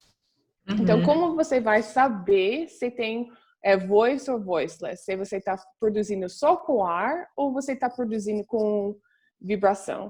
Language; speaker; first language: Portuguese; non-native, fluent; English